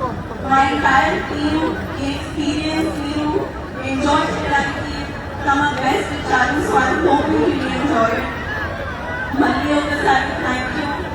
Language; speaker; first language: Telugu; non-native, learner; Hindi